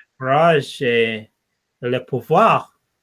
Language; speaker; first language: French; non-native, learner; English